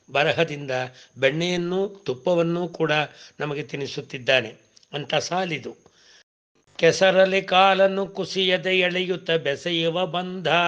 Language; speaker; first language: Kannada; non-native, local second language; Tamil